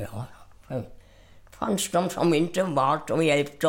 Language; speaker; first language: Swedish; non-native, fluent; German